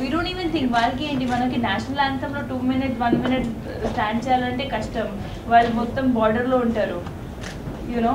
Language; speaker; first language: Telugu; non-native, local second language; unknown